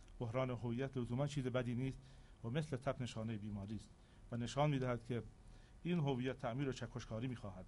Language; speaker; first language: Persian; non-native, local second language; Central Kurdish